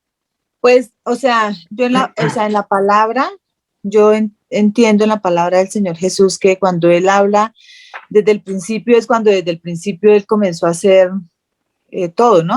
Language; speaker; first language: Spanish; native; Spanish